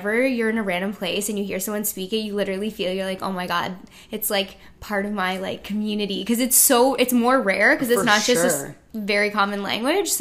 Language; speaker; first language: English; native; English